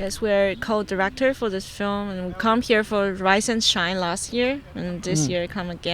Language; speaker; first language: English; non-native, fluent; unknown